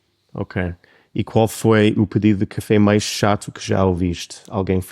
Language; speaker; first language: Portuguese; non-native, fluent; English